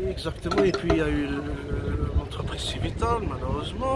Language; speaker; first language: French; non-native, local second language; Kabyle